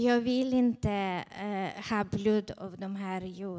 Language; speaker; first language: Swedish; non-native, fluent; Ukrainian